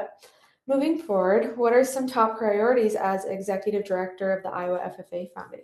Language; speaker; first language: English; native; English